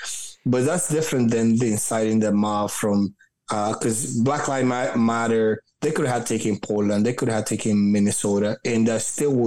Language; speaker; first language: English; early bilingual, other home language; Spanish